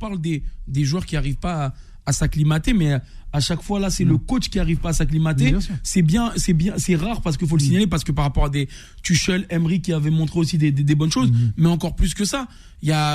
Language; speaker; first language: French; native; French